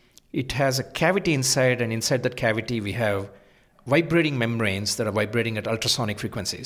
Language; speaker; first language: English; non-native, local second language; Telugu